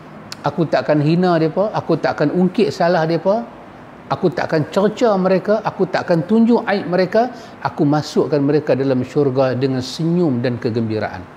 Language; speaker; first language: Malay; native; Malay